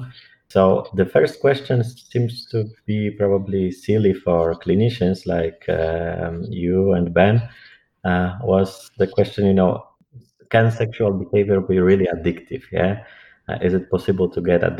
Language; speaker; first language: English; non-native, fluent; Polish